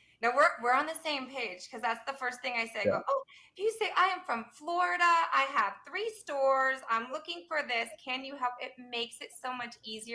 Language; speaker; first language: English; native; English